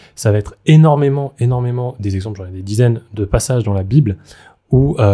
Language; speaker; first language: French; native; French